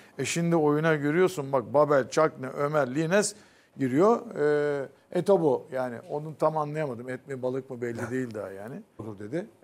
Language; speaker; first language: Turkish; native; Turkish